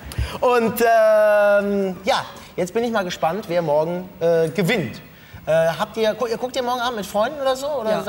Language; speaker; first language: German; native; German